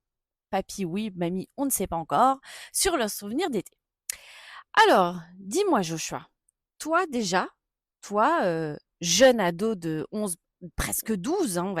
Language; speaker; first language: French; native; French